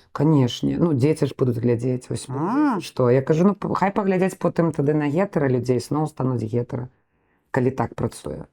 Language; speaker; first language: Belarusian; non-native, local second language; Russian